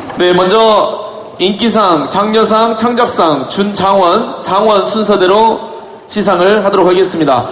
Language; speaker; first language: Korean; native; Korean